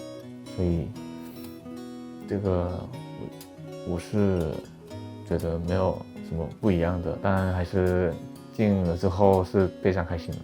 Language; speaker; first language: Chinese; non-native, fluent; Korean